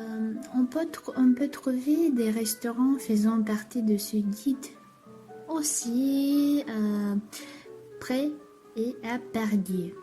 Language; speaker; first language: French; non-native, learner; Romanian